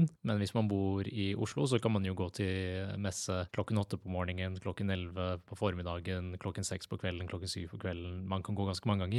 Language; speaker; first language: Norwegian; native; Norwegian